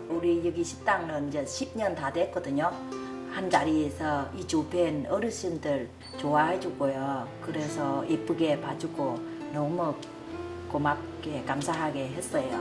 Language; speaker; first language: Korean; non-native, learner; Vietnamese